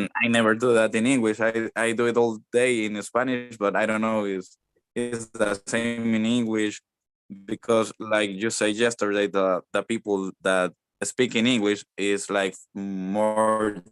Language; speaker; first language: English; non-native, learner; Spanish